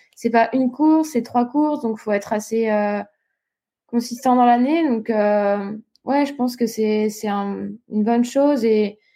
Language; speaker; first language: French; native; French